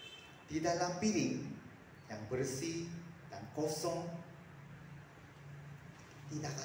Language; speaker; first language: Indonesian; non-native, fluent; Korean